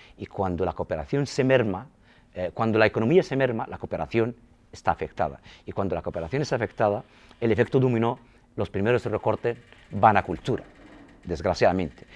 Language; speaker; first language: Spanish; non-native, local second language; Arabic